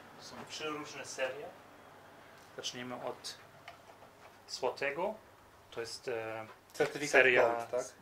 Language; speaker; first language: Polish; early bilingual, heritage; Polish